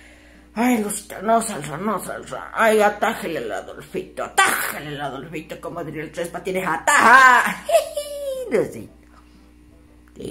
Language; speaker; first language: Spanish; native; Spanish